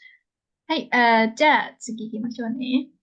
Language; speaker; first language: Japanese; non-native, fluent; Indonesian